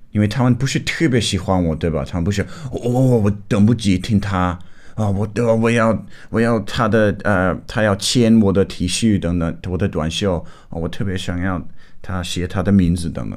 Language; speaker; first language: Chinese; non-native, fluent; English